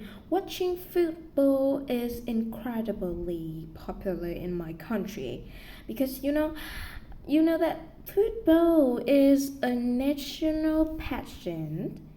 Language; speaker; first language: English; non-native, learner; Vietnamese